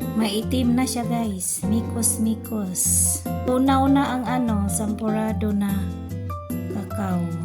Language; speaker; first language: Filipino; non-native, local second language; Cebuano